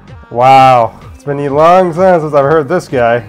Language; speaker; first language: English; native; English